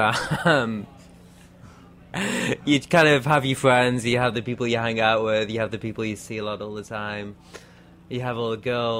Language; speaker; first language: English; native; English